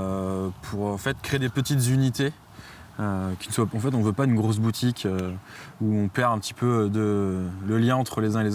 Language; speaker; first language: French; native; French